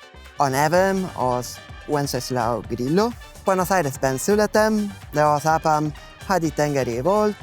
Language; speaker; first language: Hungarian; non-native, fluent; Spanish